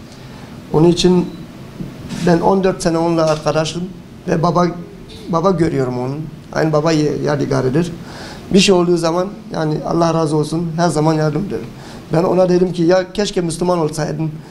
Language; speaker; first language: Turkish; early bilingual, heritage; Turkish